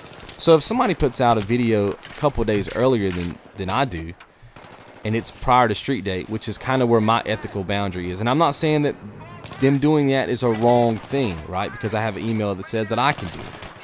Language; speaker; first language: English; native; English